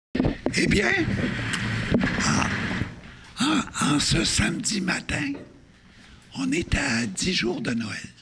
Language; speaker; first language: French; native; French